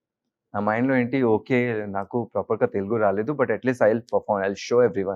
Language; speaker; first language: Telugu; non-native, local second language; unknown